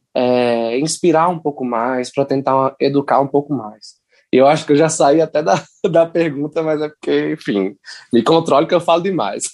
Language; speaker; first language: Portuguese; native; Portuguese